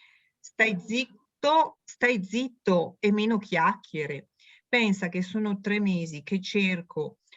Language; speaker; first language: Italian; native; Italian